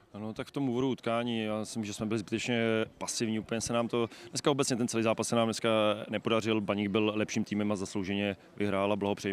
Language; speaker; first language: Czech; native; Czech